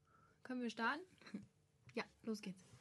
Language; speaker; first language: German; native; German